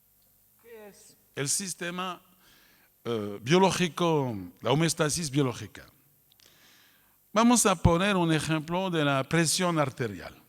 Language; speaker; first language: Spanish; non-native, fluent; French